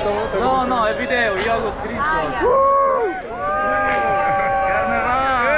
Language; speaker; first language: Spanish; non-native, fluent; Italian